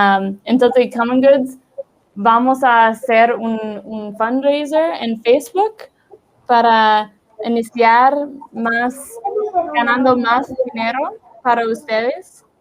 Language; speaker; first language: Spanish; non-native, learner; English